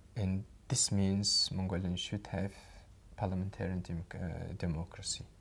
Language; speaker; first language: English; non-native, fluent; Mongolian